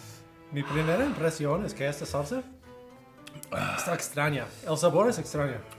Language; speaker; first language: Spanish; non-native, fluent; English